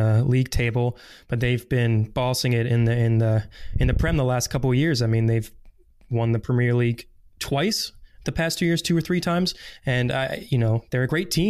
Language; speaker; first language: English; native; English